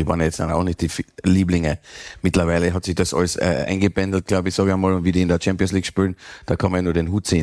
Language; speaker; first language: German; native; German